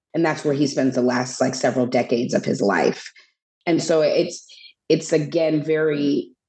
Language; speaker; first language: English; native; English